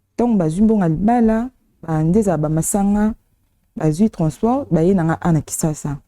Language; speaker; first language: Lingala; native; Lingala